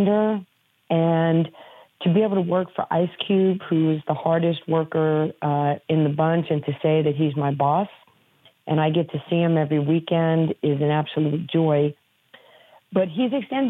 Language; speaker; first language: English; native; English